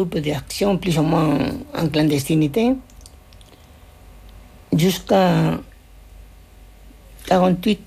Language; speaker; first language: French; non-native, fluent; Spanish